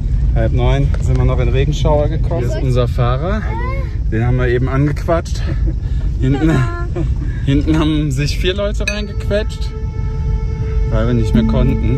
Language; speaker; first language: German; native; German